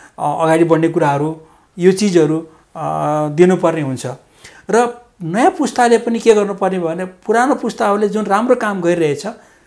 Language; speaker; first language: Nepali; non-native, local second language; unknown